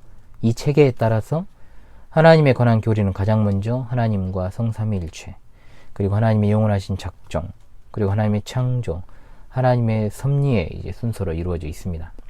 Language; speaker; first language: Korean; native; Korean